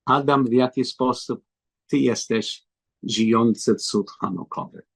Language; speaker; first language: Polish; non-native, learner; English